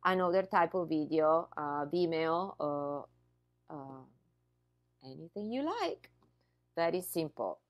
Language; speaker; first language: English; non-native, fluent; Italian